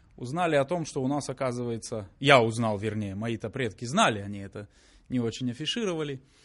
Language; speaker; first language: Russian; native; Russian